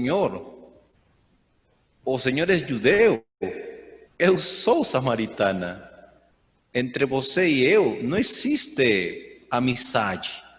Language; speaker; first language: Portuguese; non-native, fluent; Spanish